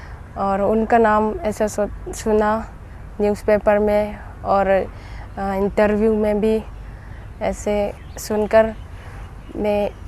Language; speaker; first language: Hindi; non-native, local second language; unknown